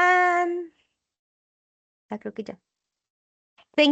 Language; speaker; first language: English; non-native, learner; Spanish